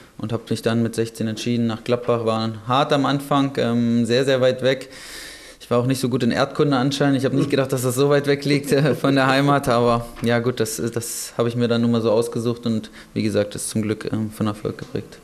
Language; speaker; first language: German; native; German